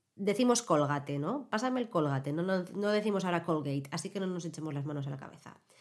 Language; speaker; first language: Spanish; native; Spanish